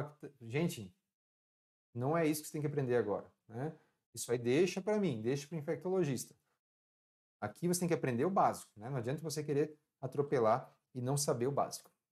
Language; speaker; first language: Portuguese; native; Portuguese